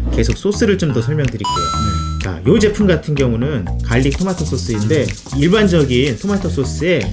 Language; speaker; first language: Korean; non-native, fluent; Italian